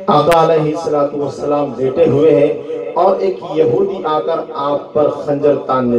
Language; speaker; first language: Urdu; native; Urdu